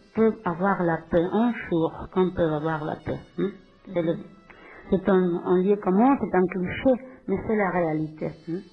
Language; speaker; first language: French; non-native, learner; Spanish